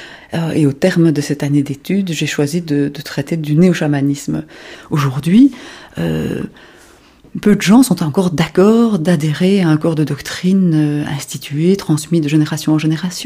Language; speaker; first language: French; native; French